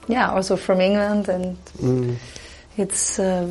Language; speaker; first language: English; non-native, fluent; German